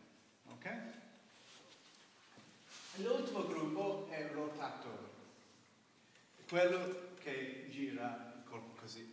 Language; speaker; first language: Italian; non-native, learner; English